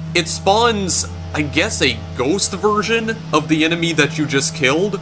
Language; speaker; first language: English; native; English